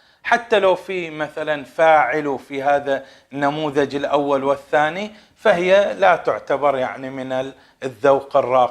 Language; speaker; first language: Arabic; native; Arabic